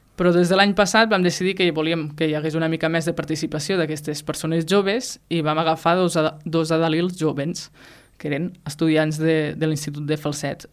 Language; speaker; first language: Catalan; native; Catalan